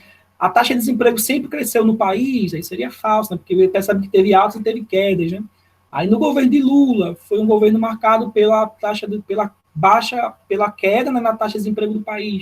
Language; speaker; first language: Portuguese; native; Portuguese